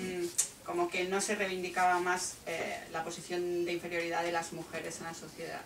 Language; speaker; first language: Spanish; native; Spanish